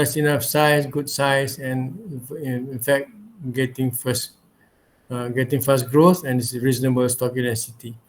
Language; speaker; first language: English; non-native, local second language; Malay